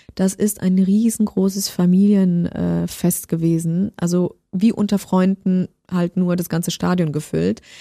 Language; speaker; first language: German; early bilingual, other home language; Polish